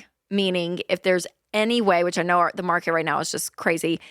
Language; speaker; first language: English; native; English